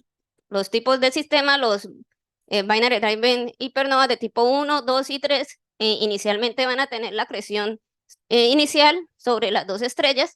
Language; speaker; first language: Spanish; native; Spanish